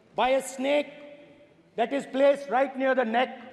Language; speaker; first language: English; non-native, local second language; Hindi